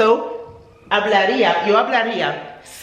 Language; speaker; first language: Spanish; non-native, fluent; English